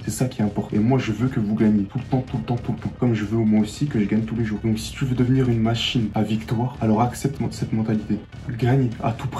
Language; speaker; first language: French; native; French